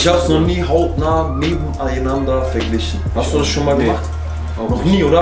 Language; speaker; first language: German; native; German